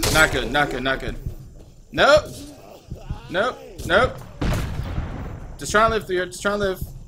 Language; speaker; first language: English; native; English